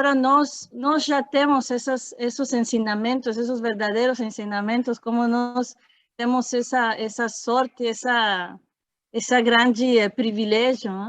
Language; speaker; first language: Portuguese; non-native, fluent; Spanish